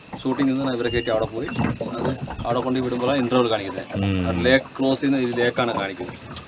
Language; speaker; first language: Malayalam; native; Malayalam